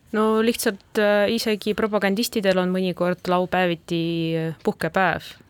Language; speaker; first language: Estonian; non-native, local second language; Russian